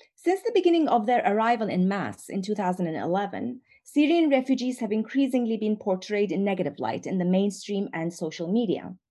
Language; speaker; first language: English; non-native, fluent; Turkish